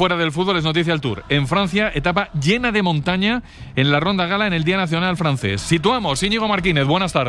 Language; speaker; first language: Spanish; native; Spanish